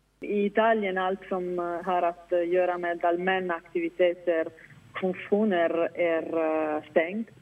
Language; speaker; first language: Swedish; non-native, fluent; Italian